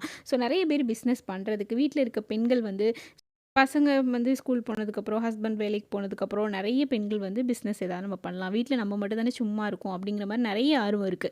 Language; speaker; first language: Tamil; native; Tamil